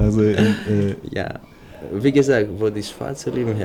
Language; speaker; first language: German; non-native, fluent; Greek